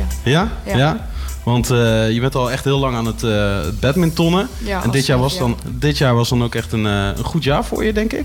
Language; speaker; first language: Dutch; native; Dutch